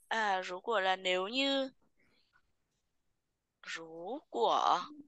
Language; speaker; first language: Chinese; non-native, fluent; Vietnamese